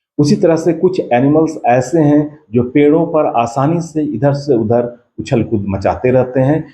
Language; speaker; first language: Hindi; native; Hindi